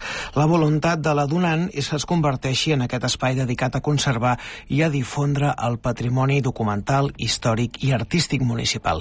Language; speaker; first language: Catalan; native; Catalan